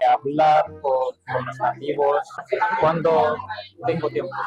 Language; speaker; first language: Spanish; non-native, learner; Filipino